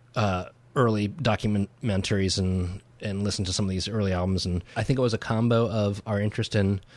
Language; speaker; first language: English; native; English